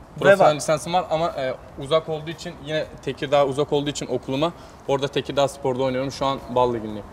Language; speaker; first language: Turkish; native; Turkish